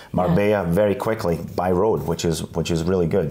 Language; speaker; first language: English; native; English